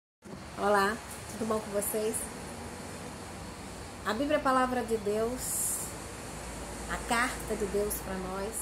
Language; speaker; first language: Portuguese; native; Portuguese